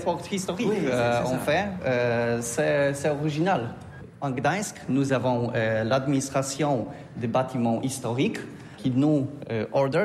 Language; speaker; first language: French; non-native, learner; Polish